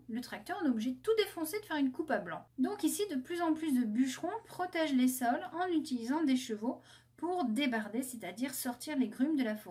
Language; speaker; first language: French; native; French